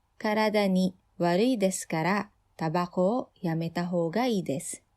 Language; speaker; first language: Japanese; non-native, fluent; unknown